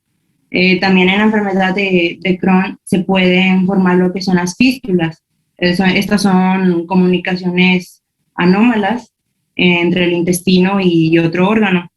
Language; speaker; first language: Spanish; native; Spanish